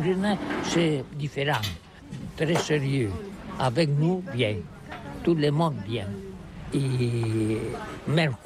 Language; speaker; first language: French; non-native, learner; Catalan